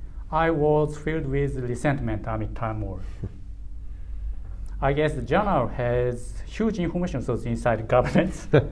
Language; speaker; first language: English; non-native, fluent; Japanese